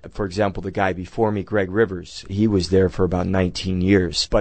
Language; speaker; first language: English; native; English